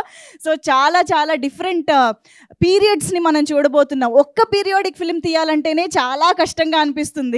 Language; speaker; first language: Telugu; native; Telugu